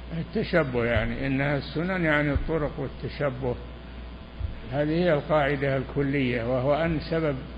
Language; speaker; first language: Arabic; native; Arabic